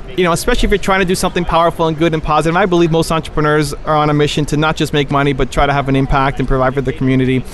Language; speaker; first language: English; native; English